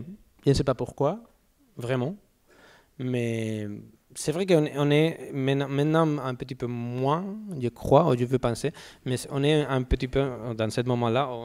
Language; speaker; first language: French; non-native, learner; Spanish